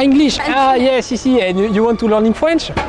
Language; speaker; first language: English; non-native, learner; French